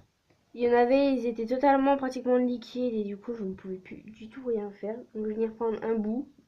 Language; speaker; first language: French; native; French